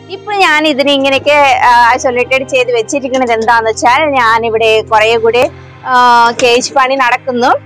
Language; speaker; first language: Malayalam; non-native, local second language; Telugu